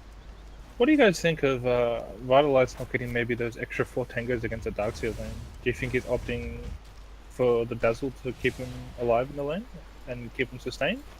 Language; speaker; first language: English; native; English